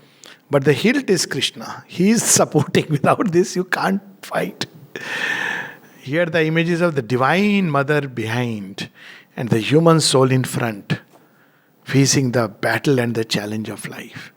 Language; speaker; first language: English; non-native, local second language; Hindi